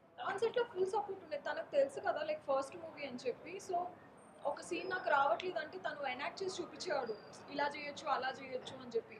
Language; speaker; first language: Telugu; non-native, local second language; Marathi